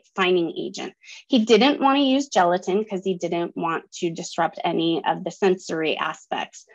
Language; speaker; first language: English; native; English